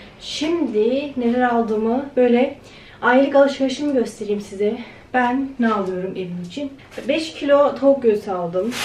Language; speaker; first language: Turkish; early bilingual, heritage; Turkish